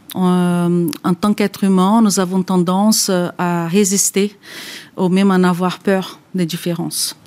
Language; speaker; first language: French; non-native, fluent; Portuguese